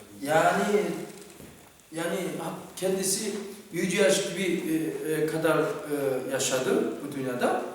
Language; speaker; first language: Turkish; non-native, fluent; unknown